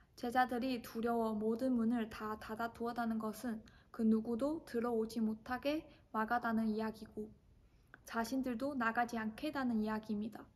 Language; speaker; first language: Korean; non-native, fluent; Chinese